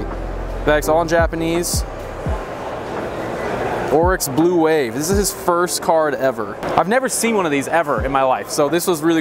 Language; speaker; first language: English; native; English